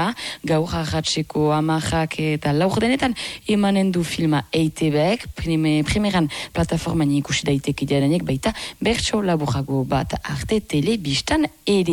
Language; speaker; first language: Basque; native; Basque